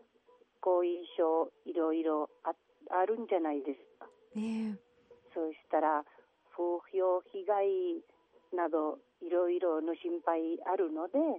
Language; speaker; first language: Japanese; non-native, learner; Catalan